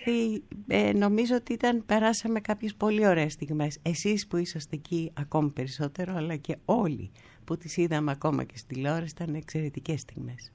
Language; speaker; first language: Greek; native; Greek